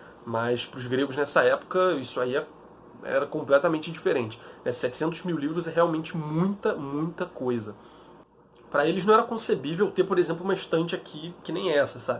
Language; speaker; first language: Portuguese; native; Portuguese